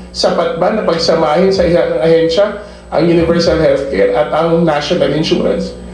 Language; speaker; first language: Filipino; native; Filipino